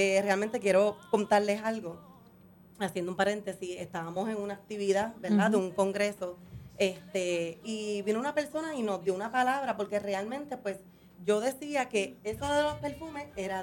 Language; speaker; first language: Spanish; native; Spanish